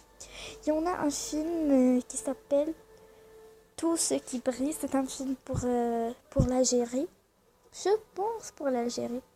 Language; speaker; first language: French; non-native, learner; Arabic